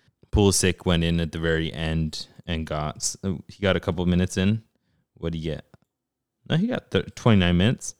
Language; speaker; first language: English; early bilingual, other home language; Spanish